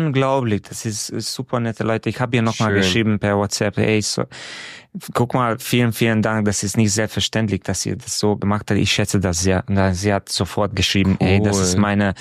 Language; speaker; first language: German; non-native, fluent; Romanian